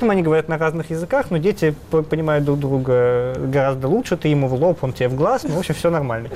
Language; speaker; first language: Russian; native; Russian